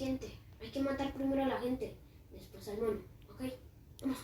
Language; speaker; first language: Spanish; native; Spanish